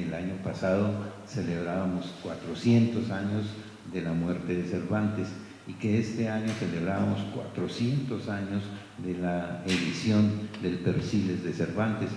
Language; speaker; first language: Spanish; native; Spanish